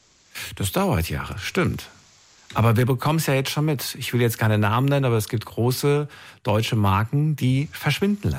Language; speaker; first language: German; native; German